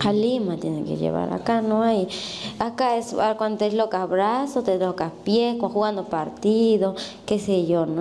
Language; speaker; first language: Spanish; native; Spanish